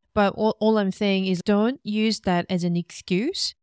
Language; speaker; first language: English; non-native, fluent; Korean